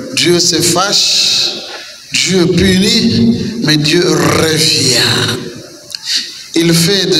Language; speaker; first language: French; non-native, local second language; Kituba (Democratic Republic of Congo)